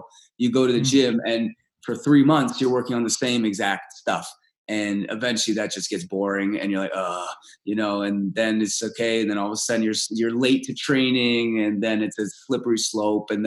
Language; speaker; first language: English; early bilingual, other home language; Russian